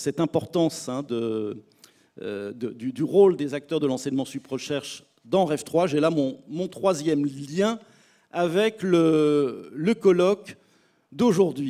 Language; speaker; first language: French; native; French